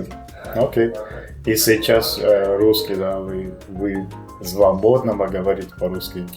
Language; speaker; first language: Russian; non-native, learner; Portuguese